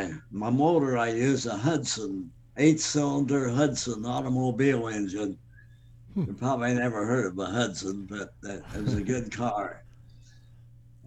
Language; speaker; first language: English; native; English